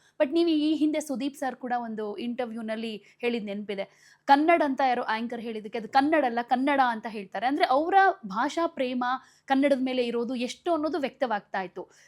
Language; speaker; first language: Kannada; native; Kannada